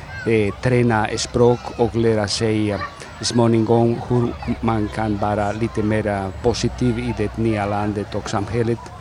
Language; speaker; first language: Swedish; non-native, fluent; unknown